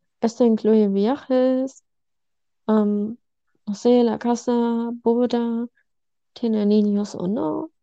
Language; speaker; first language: Spanish; non-native, learner; German